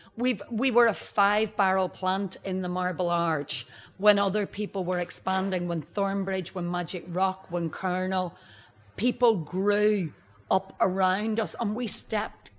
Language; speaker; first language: English; native; English